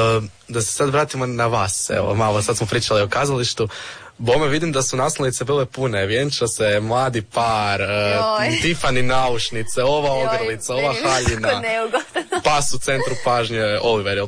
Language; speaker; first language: Serbian; native; Serbian